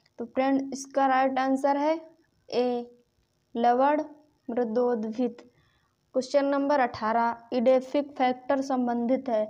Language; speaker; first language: Hindi; native; Hindi